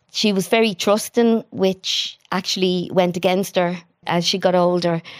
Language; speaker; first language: English; native; English